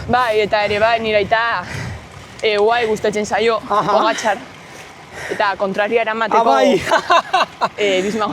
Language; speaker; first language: Basque; non-native, local second language; Spanish